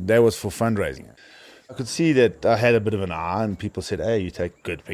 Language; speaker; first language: English; native; English